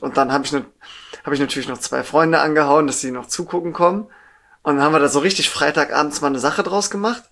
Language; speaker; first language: German; native; German